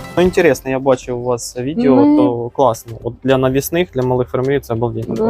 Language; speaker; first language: Ukrainian; native; Ukrainian